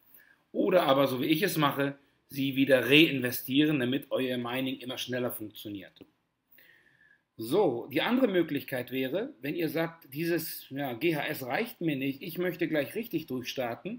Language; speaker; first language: German; native; German